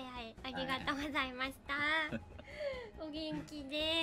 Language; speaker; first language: Japanese; native; Japanese